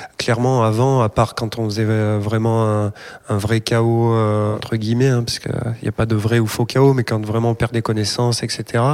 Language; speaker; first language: French; native; French